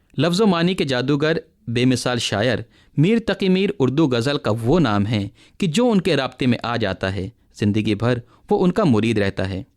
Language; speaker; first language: Urdu; native; Urdu